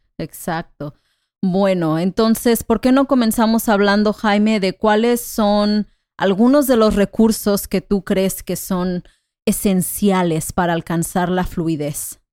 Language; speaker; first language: Spanish; non-native, fluent; English